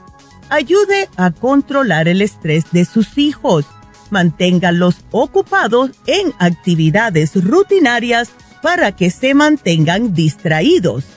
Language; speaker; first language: Spanish; native; Spanish